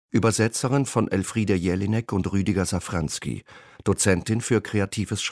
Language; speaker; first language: German; native; German